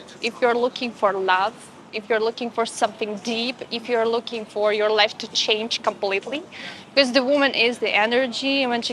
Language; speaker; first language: English; non-native, fluent; Russian